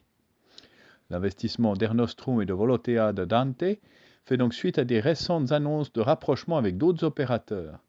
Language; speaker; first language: French; native; French